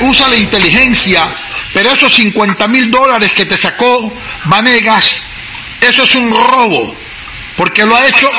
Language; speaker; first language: Spanish; native; Spanish